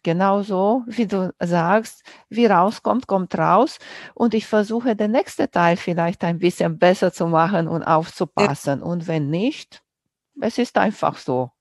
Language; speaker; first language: German; non-native, fluent; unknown